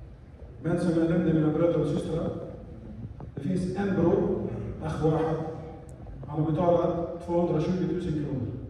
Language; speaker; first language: Swedish; non-native, fluent; Arabic